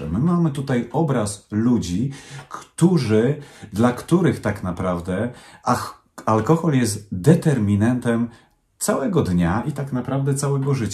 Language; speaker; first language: Polish; native; Polish